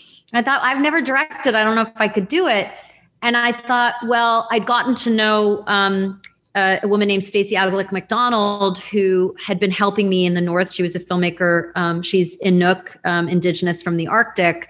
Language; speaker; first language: English; native; English